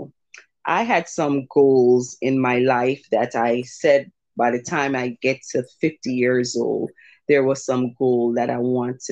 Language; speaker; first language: English; early bilingual, other home language; Jamaican Creole English